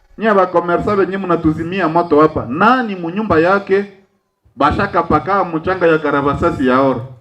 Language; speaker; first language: Swahili; non-native, local second language; Nande